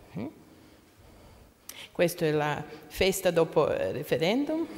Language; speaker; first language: Italian; non-native, learner; Croatian